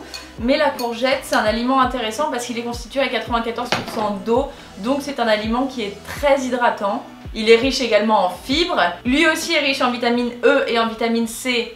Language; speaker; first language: French; native; French